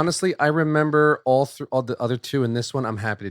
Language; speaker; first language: English; native; English